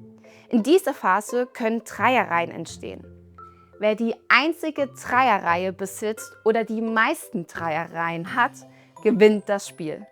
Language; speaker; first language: German; native; German